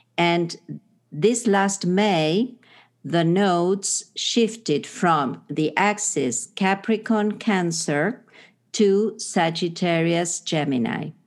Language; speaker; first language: English; non-native, fluent; Spanish